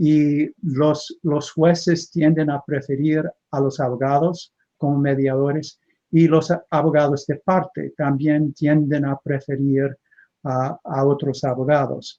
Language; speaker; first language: Spanish; non-native, fluent; English